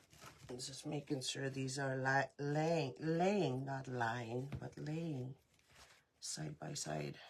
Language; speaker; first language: English; native; English